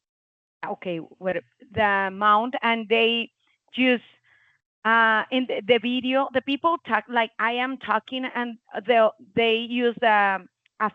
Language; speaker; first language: English; non-native, learner; Spanish